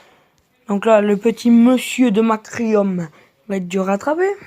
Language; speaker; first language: French; native; French